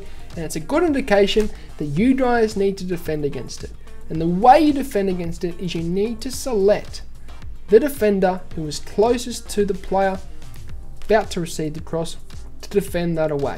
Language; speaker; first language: English; native; English